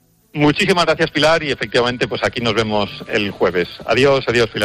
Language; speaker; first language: Spanish; native; Spanish